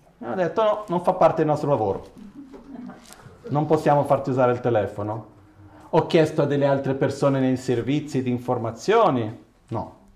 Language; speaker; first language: Italian; non-native, fluent; Portuguese